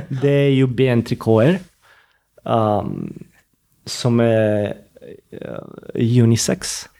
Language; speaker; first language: Swedish; non-native, fluent; Romanian